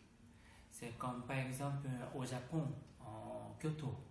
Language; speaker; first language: French; non-native, learner; Korean